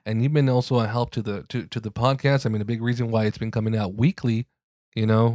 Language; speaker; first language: English; early bilingual, other home language; Spanish